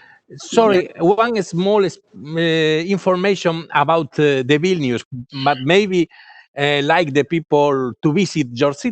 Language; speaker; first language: English; non-native, learner; Galician